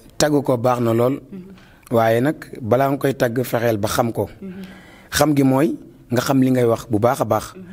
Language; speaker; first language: Wolof; native; Wolof